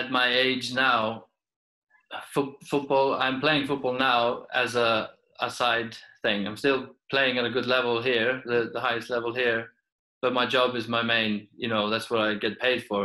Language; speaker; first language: English; non-native, fluent; Icelandic